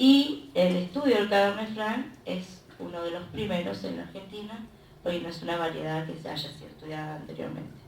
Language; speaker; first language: Spanish; native; Spanish